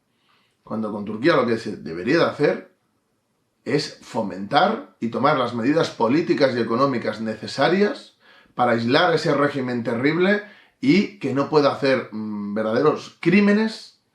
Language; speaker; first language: Spanish; native; Spanish